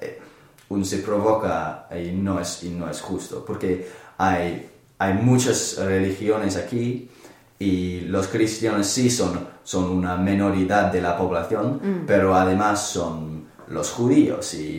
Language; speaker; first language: Spanish; non-native, learner; English